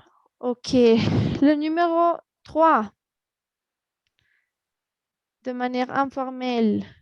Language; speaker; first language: French; non-native, fluent; Spanish